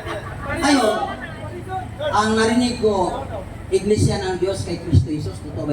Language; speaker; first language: Filipino; non-native, local second language; Cebuano